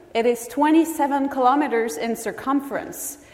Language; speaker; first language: English; non-native, fluent; French